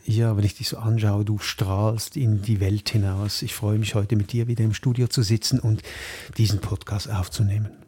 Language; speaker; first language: German; native; German